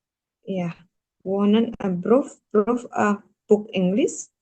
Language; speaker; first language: German; non-native, learner; Indonesian